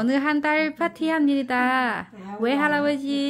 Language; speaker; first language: Korean; non-native, learner; Vietnamese